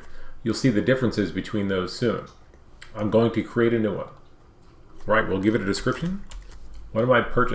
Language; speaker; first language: English; native; English